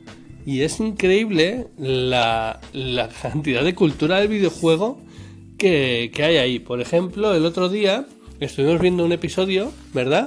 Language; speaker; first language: Spanish; native; Spanish